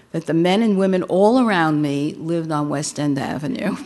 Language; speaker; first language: English; native; English